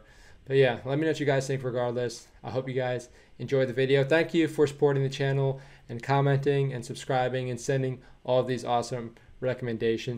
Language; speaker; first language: English; native; English